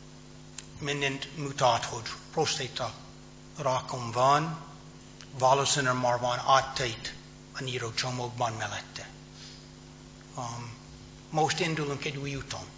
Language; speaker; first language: Hungarian; non-native, fluent; English